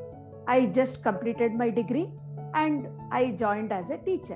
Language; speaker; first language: English; non-native, local second language; Kannada